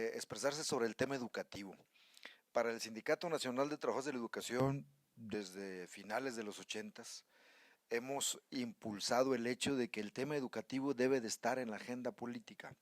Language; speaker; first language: Spanish; native; Spanish